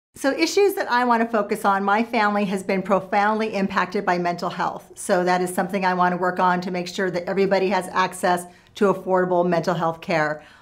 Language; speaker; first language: English; native; English